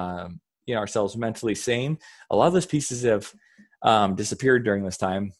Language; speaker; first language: English; native; English